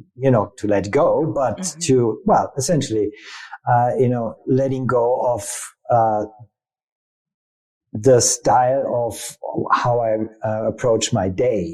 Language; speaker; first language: English; non-native, fluent; German